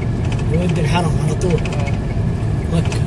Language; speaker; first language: Arabic; non-native, fluent; Indonesian